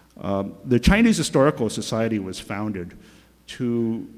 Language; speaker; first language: English; native; English